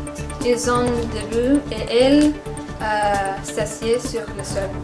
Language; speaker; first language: French; non-native, learner; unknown